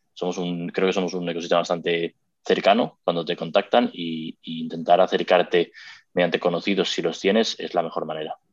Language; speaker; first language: Spanish; native; Spanish